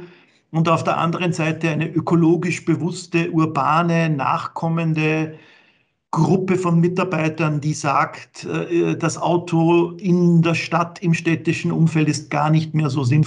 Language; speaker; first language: German; native; German